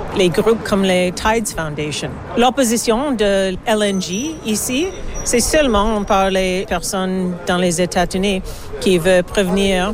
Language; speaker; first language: French; non-native, learner; English